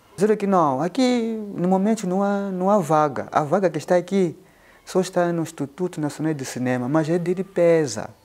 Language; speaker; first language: Portuguese; non-native, local second language; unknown